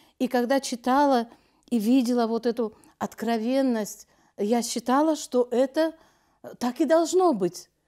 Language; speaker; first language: Russian; non-native, local second language; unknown